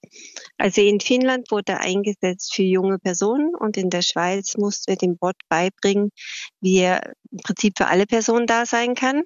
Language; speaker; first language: German; native; German